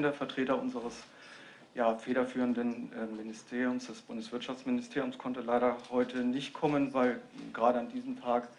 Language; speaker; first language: German; native; German